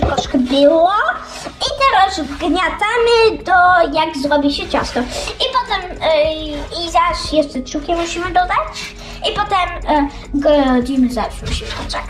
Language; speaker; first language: Polish; early bilingual, heritage; Polish